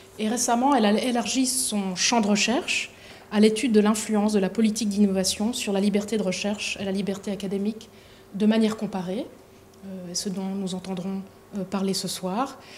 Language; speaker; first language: French; native; French